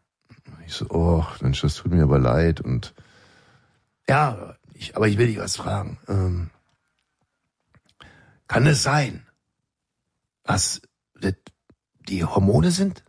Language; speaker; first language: German; native; German